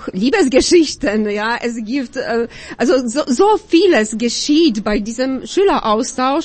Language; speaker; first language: German; non-native, fluent; Polish